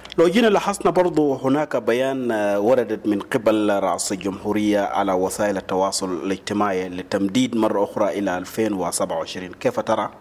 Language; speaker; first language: Arabic; non-native, local second language; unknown